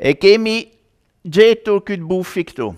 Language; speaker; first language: Albanian; non-native, learner; German